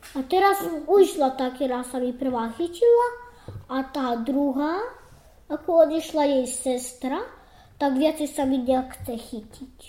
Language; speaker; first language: Slovak; native; Slovak